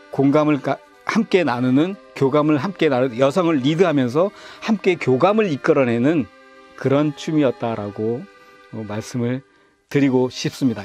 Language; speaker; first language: Korean; native; Korean